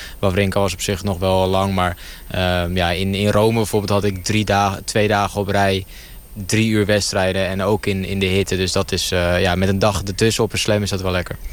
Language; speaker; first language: Dutch; native; Dutch